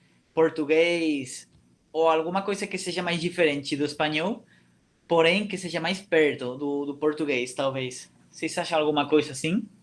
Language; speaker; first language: Portuguese; non-native, fluent; Catalan